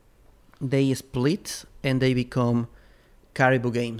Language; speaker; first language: English; non-native, fluent; Spanish